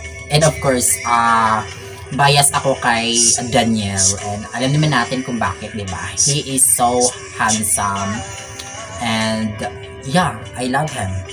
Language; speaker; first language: English; non-native, local second language; Filipino